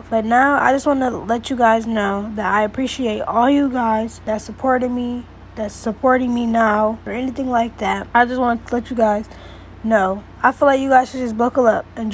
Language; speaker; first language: English; native; English